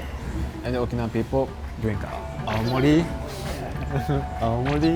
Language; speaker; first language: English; non-native, learner; Japanese